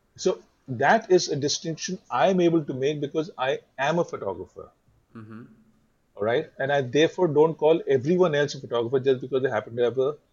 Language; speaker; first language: English; non-native, local second language; Hindi